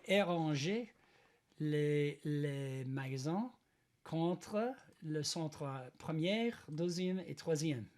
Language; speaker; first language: French; non-native, learner; English